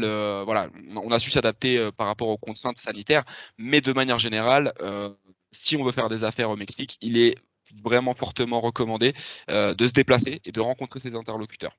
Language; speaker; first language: French; native; French